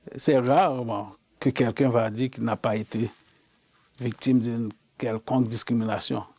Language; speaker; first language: French; non-native, local second language; Haitian Creole